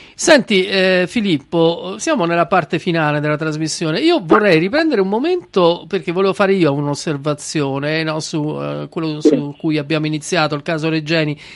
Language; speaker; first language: Italian; native; Italian